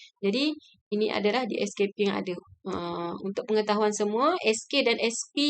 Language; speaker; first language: Malay; native; Malay